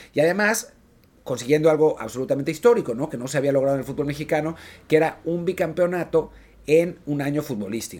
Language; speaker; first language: Spanish; native; Spanish